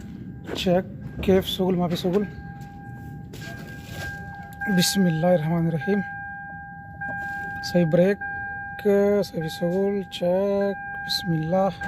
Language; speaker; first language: Arabic; non-native, learner; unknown